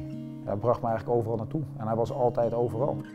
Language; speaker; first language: Dutch; native; Dutch